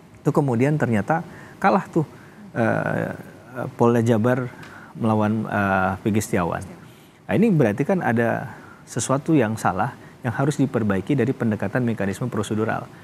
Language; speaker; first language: Indonesian; native; Indonesian